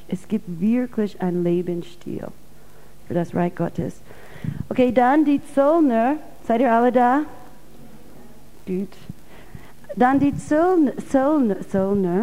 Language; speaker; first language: German; non-native, fluent; English